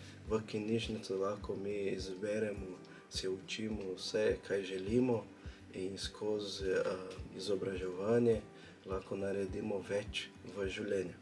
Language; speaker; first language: Slovenian; non-native, fluent; Portuguese